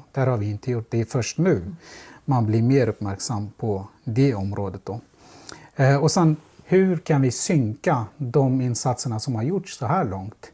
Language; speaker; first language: Swedish; non-native, fluent; Central Kurdish